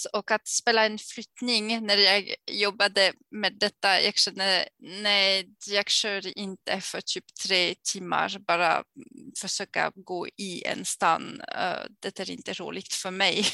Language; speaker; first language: Swedish; non-native, fluent; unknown